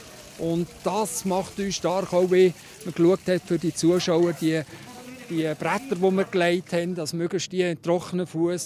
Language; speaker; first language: German; native; German